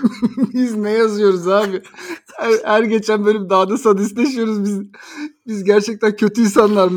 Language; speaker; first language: Turkish; native; Turkish